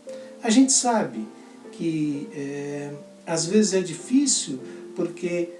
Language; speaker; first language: Portuguese; native; Portuguese